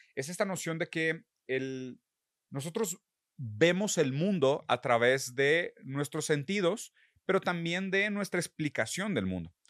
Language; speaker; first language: Spanish; early bilingual, other home language; Portuguese